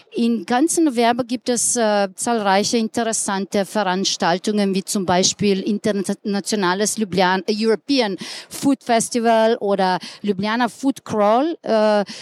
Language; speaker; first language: German; non-native, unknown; Slovenian